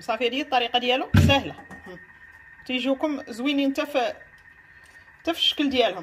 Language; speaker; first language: Arabic; native; Arabic